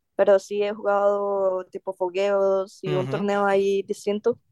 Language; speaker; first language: Spanish; native; Spanish